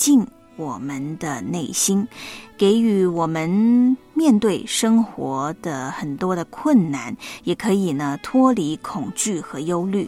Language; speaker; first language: Chinese; native; Chinese